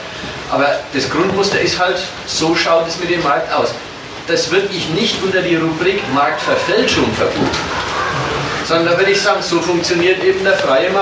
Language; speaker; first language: German; native; German